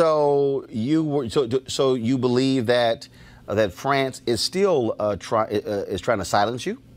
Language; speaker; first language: English; native; English